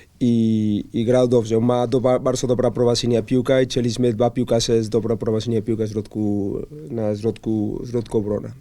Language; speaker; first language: Polish; non-native, learner; Spanish